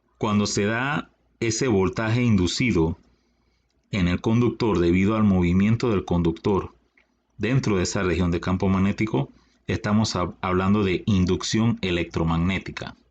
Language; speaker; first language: Spanish; native; Spanish